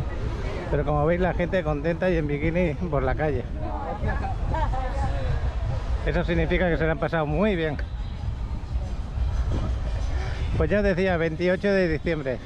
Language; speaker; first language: Spanish; native; Spanish